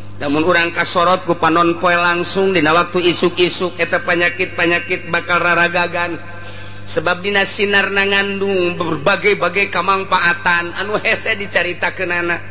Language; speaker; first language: Sundanese; native; Sundanese